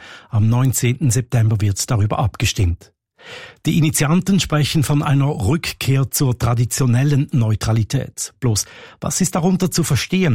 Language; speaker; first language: German; native; German